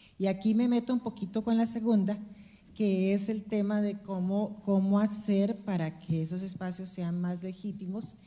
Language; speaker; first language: Spanish; native; Spanish